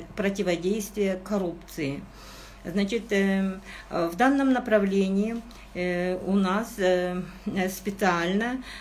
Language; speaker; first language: Russian; non-native, local second language; Kazakh